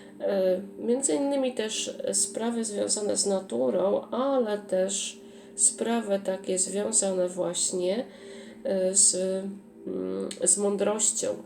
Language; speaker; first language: Polish; native; Polish